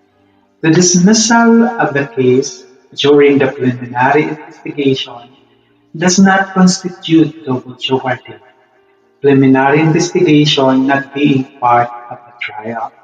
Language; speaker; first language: English; non-native, local second language; Filipino